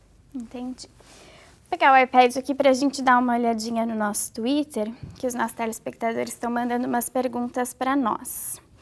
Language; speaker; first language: Portuguese; native; Portuguese